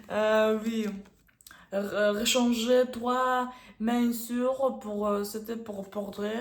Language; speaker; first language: French; non-native, learner; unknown